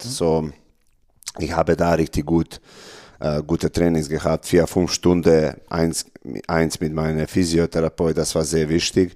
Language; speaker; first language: German; non-native, learner; Serbian